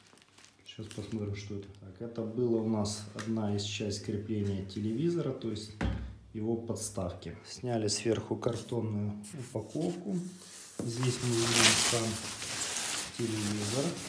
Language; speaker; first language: Russian; native; Russian